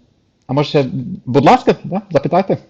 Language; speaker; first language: Ukrainian; non-native, fluent; English